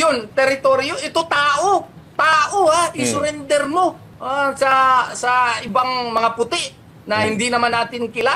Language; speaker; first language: Filipino; native; Filipino